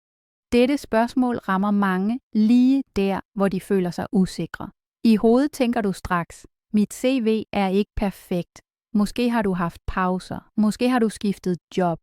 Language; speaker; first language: Danish; native; Danish